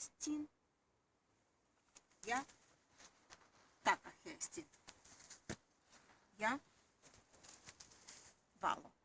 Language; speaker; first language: Finnish; non-native, learner; Russian